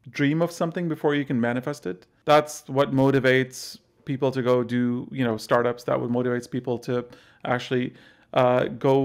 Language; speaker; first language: English; non-native, fluent; Arabic